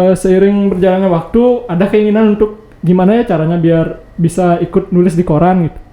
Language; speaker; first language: Indonesian; non-native, local second language; Balinese